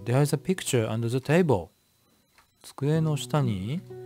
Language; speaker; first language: English; non-native, fluent; Japanese